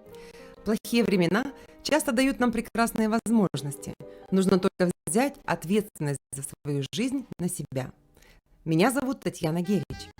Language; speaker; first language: Russian; native; Russian